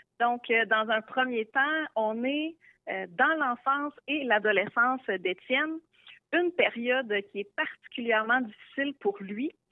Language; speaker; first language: French; native; French